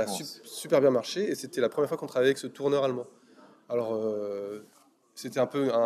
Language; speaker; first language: French; native; French